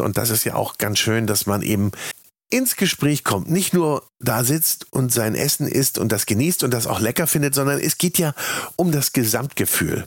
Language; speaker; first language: German; native; German